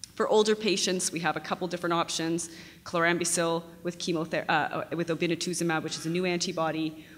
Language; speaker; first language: English; native; English